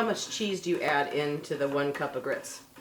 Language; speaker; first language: English; native; English